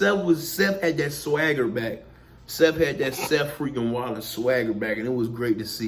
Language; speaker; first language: English; native; English